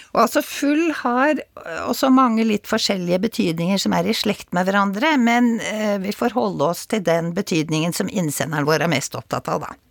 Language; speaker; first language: Norwegian; native; Norwegian